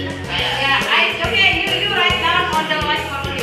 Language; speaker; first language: English; non-native, fluent; Indonesian